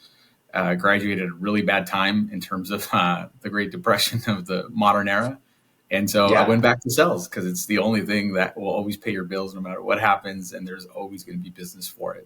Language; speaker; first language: English; native; English